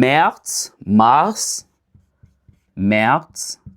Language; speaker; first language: German; non-native, fluent; French